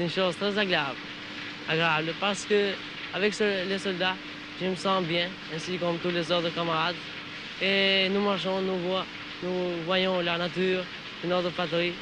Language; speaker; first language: French; non-native, learner; Albanian